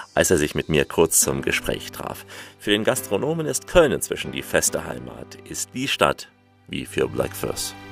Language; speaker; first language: German; native; German